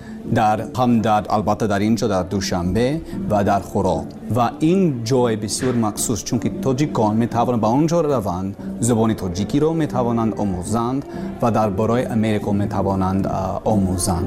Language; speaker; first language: Persian; non-native, learner; English